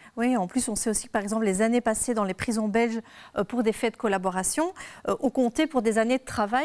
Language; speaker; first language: French; native; French